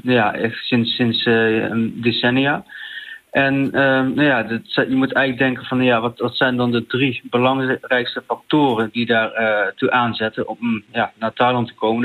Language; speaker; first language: Dutch; native; Dutch